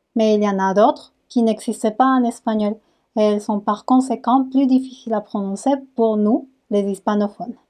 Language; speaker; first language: French; non-native, fluent; Spanish